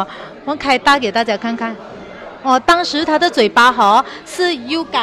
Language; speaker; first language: Chinese; native; Chinese